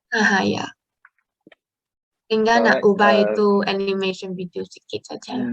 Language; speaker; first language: Malay; native; Malay